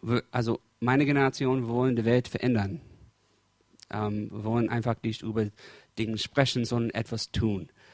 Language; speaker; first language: German; non-native, fluent; English